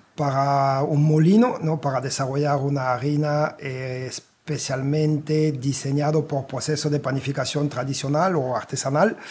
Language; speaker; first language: Spanish; non-native, fluent; French